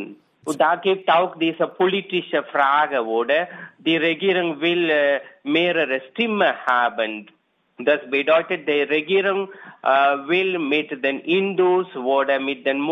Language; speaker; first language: German; non-native, learner; Tamil